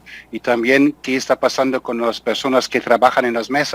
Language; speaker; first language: Spanish; non-native, fluent; German